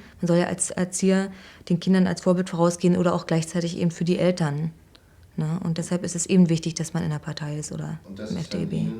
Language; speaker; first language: German; native; German